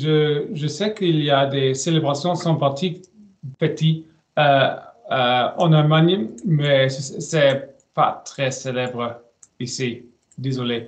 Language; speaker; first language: French; non-native, learner; German